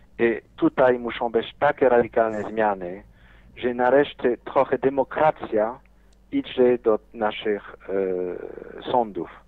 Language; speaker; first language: Polish; non-native, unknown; French